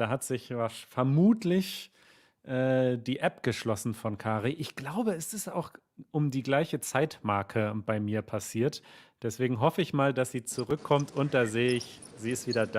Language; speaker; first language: German; native; German